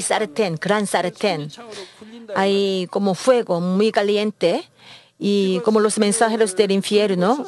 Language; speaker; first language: Spanish; non-native, learner; Korean